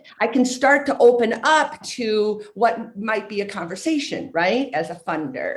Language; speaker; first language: English; native; English